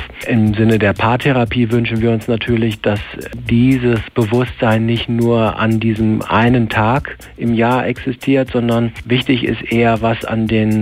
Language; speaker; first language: German; native; German